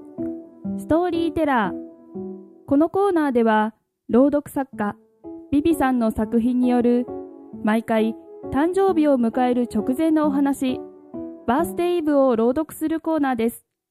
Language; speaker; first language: Japanese; native; Japanese